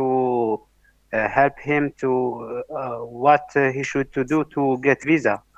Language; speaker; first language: English; non-native, learner; Arabic